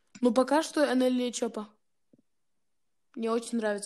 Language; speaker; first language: Russian; early bilingual, heritage; Russian